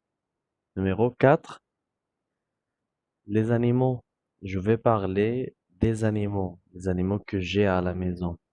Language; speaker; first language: French; non-native, fluent; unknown